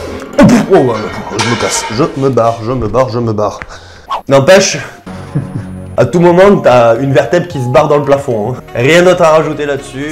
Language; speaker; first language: French; native; French